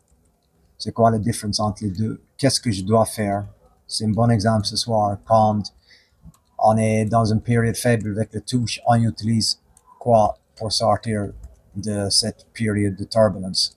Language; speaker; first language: French; non-native, fluent; English